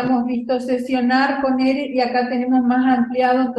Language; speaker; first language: Spanish; native; Spanish